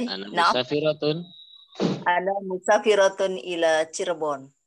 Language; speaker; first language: Arabic; non-native, learner; Indonesian